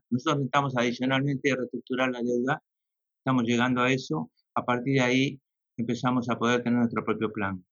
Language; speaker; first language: Spanish; native; Spanish